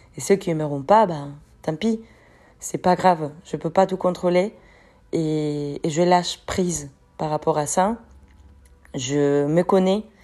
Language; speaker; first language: French; non-native, fluent; Spanish